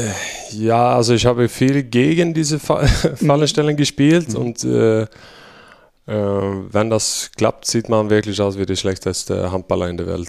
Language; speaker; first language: German; non-native, fluent; Swedish